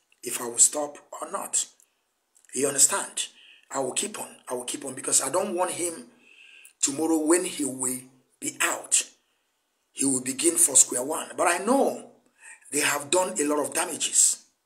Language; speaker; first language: English; non-native, local second language; Igbo